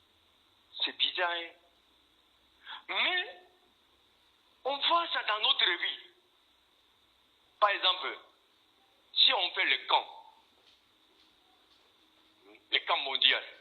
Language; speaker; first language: French; non-native, fluent; Korean